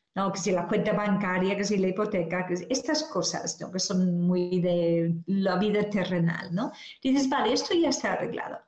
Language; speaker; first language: Spanish; non-native, fluent; English